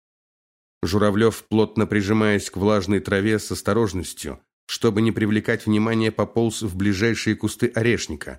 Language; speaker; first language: Russian; native; Russian